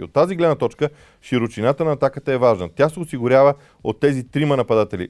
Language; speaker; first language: Bulgarian; native; Bulgarian